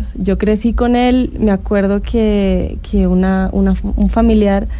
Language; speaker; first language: Spanish; native; Spanish